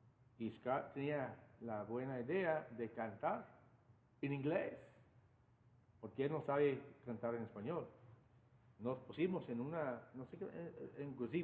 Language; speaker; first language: Spanish; non-native, fluent; English